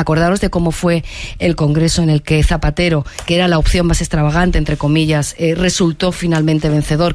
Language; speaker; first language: Spanish; native; Spanish